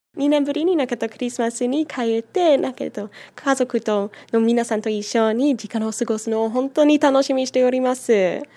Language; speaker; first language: Japanese; non-native, fluent; English